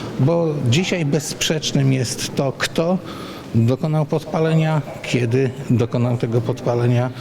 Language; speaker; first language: Polish; native; Polish